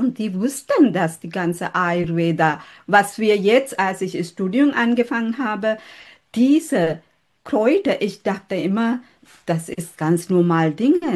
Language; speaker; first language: German; non-native, fluent; Sinhala